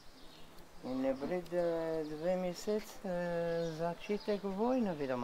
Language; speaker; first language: Slovenian; non-native, learner; Arabic